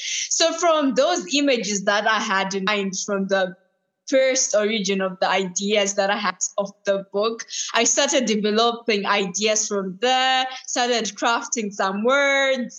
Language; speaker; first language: English; non-native, local second language; Shona